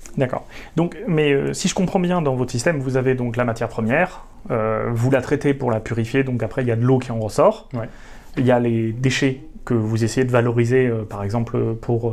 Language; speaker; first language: French; native; French